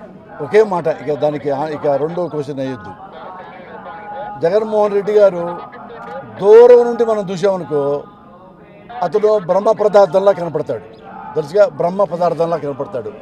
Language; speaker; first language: Telugu; native; Telugu